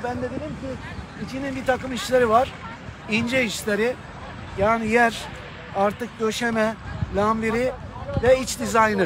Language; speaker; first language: Turkish; native; Turkish